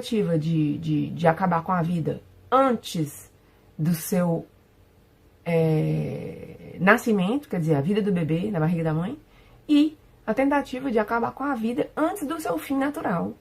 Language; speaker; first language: Portuguese; non-native, fluent; Spanish